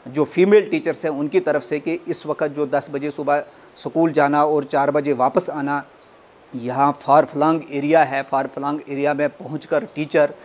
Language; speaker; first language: Hindi; non-native, local second language; Punjabi